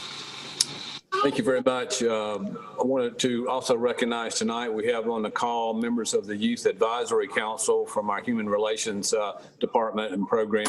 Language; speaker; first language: English; native; English